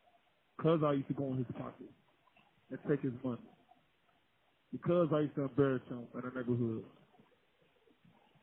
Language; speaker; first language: English; native; English